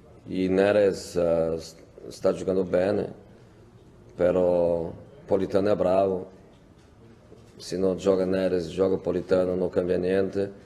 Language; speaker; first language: Italian; non-native, fluent; Portuguese